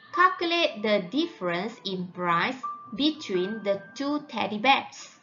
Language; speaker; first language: English; non-native, local second language; Malay